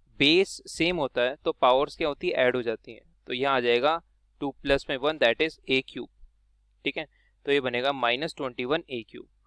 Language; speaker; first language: Hindi; native; Hindi